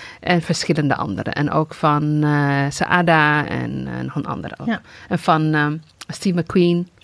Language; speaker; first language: Dutch; non-native, fluent; Tigrinya